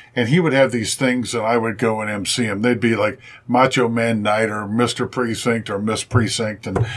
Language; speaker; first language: English; native; English